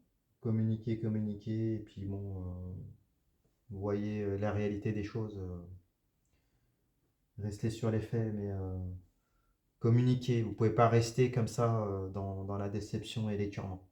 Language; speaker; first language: French; native; French